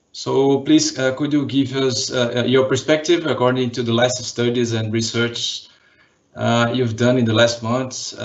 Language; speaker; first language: English; non-native, fluent; Portuguese